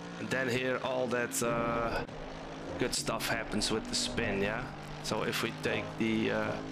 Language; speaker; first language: English; non-native, fluent; Dutch